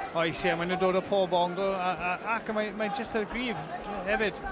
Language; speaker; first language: Welsh; non-native, local second language; English